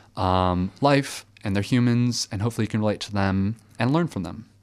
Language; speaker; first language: English; early bilingual, other home language; French